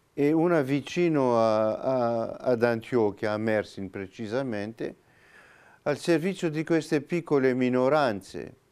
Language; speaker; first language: Italian; non-native, fluent; Turkish